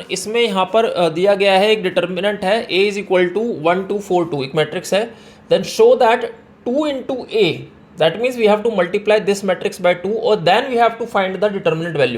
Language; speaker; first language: Hindi; native; Hindi